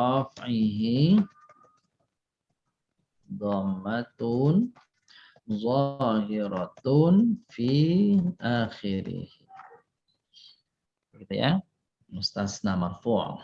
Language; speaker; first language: Arabic; non-native, fluent; Indonesian